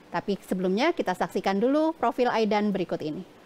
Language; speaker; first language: Indonesian; native; Indonesian